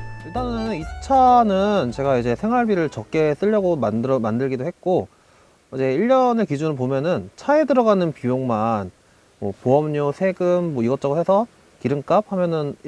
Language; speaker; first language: Korean; native; Korean